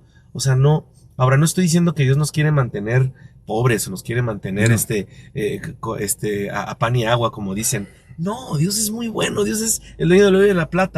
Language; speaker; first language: Spanish; native; Spanish